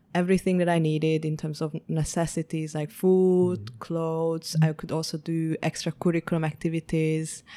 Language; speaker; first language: English; early bilingual, heritage; Hungarian